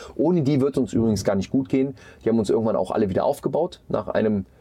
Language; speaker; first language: German; native; German